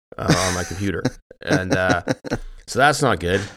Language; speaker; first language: English; native; English